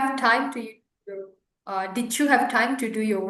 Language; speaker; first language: English; non-native, fluent; Indonesian